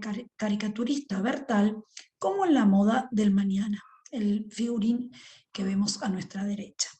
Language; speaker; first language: Spanish; native; Spanish